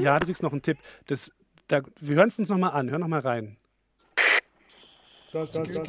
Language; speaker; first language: German; native; German